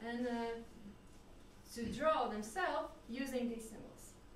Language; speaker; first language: English; non-native, learner; French